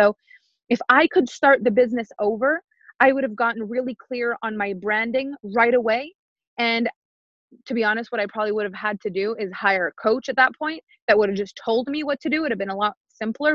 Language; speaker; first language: English; non-native, fluent; French